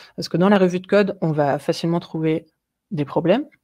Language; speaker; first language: French; native; French